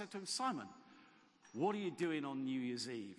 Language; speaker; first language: English; native; English